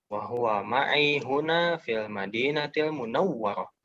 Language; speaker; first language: Arabic; non-native, fluent; Indonesian